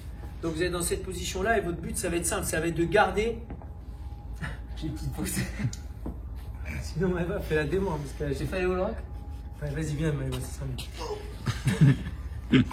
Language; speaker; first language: French; native; French